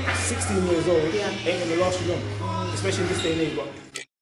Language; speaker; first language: English; native; English